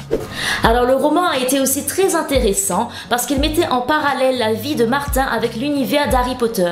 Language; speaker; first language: French; native; French